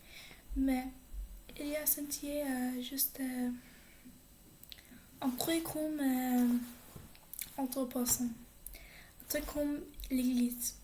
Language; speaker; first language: French; non-native, learner; English